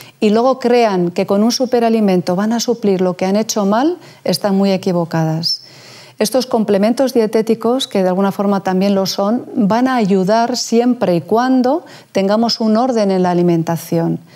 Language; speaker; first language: Spanish; native; Spanish